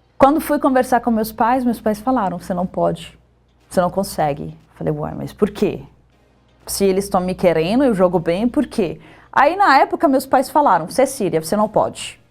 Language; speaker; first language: Portuguese; non-native, fluent; Arabic